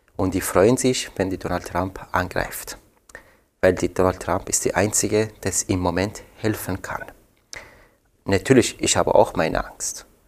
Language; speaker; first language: German; non-native, fluent; Persian